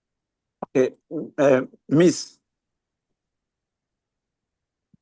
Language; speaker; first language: English; non-native, learner; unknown